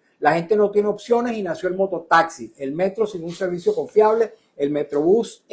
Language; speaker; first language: Spanish; native; Spanish